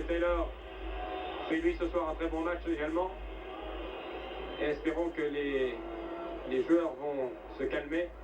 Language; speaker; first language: French; native; French